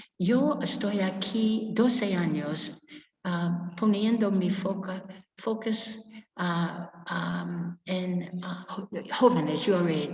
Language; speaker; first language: Spanish; non-native, fluent; English